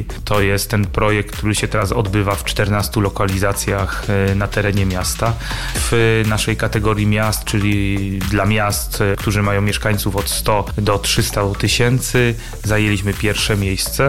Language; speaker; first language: Polish; native; Polish